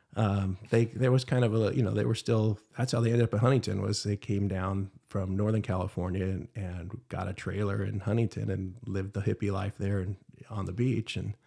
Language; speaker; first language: English; native; English